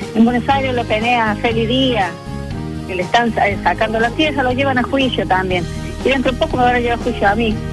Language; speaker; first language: Spanish; native; Spanish